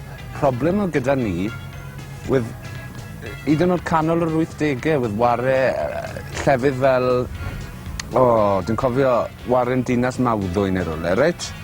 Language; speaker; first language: Welsh; native; Welsh